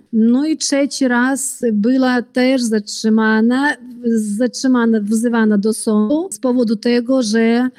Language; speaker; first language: Polish; early bilingual, heritage; Polish